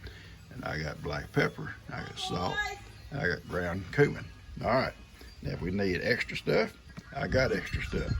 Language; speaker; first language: English; native; English